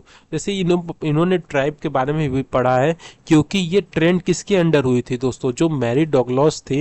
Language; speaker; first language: Hindi; native; Hindi